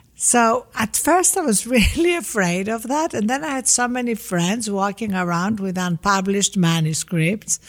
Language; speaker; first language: English; non-native, fluent; Greek